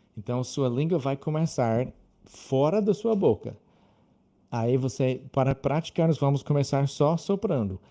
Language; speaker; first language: Portuguese; non-native, fluent; English